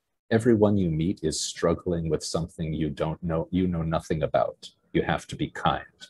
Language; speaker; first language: English; native; English